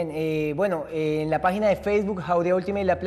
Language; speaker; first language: Spanish; native; Spanish